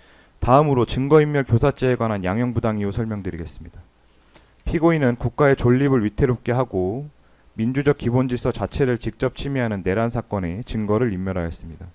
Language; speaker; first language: Korean; native; Korean